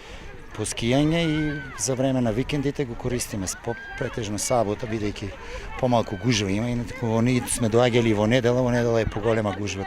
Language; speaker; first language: Macedonian; native; Macedonian